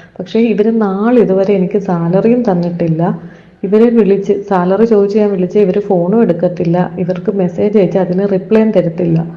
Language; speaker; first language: Malayalam; native; Malayalam